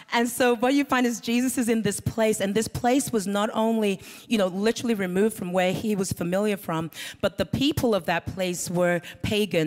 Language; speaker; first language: English; native; English